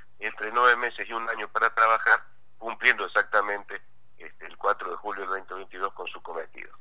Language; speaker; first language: Spanish; native; Spanish